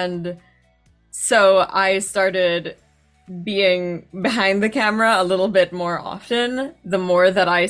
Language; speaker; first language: English; non-native, local second language; Filipino